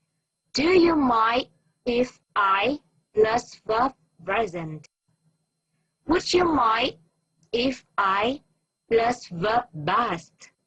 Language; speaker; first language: English; non-native, fluent; Vietnamese